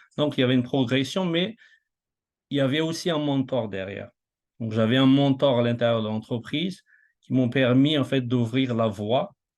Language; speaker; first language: French; non-native, local second language; Malagasy